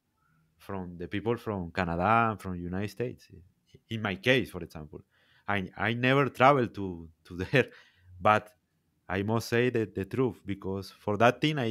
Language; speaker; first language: English; non-native, learner; Spanish